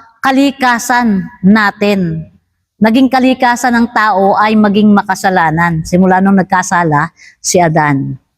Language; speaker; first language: Filipino; native; Filipino